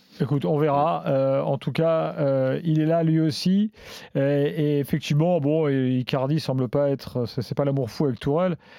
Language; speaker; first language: French; native; French